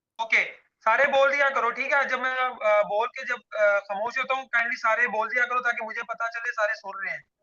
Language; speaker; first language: Urdu; non-native, local second language; Punjabi